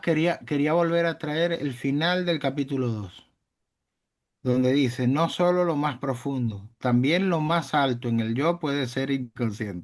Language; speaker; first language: Spanish; native; Spanish